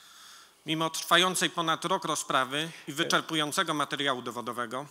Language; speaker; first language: Polish; native; Polish